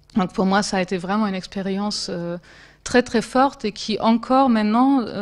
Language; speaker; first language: French; non-native, fluent; German